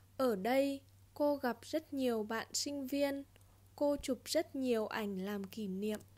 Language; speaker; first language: Vietnamese; native; Vietnamese